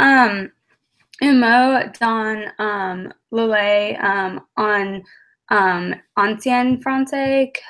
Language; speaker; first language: French; non-native, learner; English